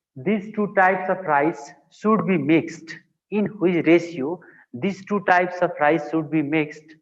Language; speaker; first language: English; non-native, local second language; Nepali